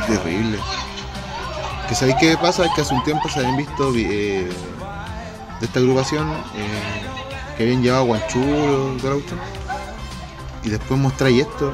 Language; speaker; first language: Spanish; native; Spanish